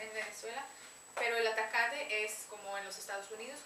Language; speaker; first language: Spanish; non-native, fluent; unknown